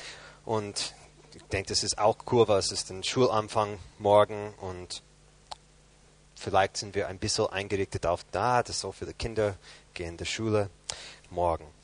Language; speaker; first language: German; non-native, fluent; English